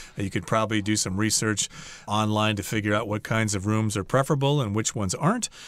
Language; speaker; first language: English; native; English